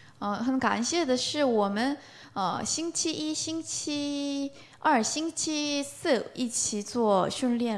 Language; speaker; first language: Chinese; non-native, learner; Korean